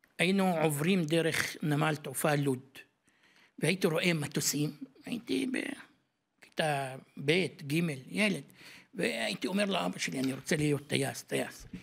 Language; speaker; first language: Hebrew; non-native, local second language; Arabic